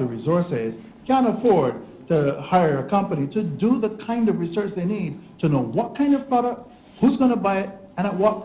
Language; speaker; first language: English; native; English